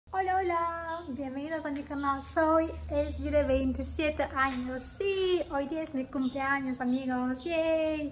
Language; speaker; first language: Spanish; non-native, fluent; Turkish